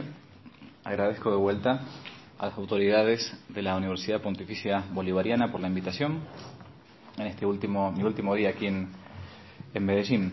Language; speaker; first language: Spanish; native; Spanish